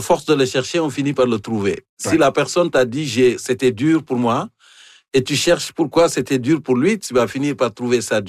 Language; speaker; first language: French; native; French